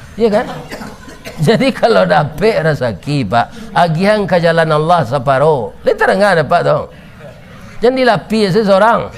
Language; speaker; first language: Malay; non-native, local second language; Minangkabau